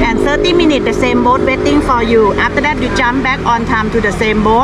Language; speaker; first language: English; non-native, learner; Thai